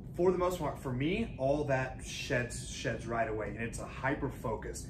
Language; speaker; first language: English; native; English